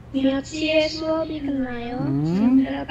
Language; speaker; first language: Korean; non-native, learner; Indonesian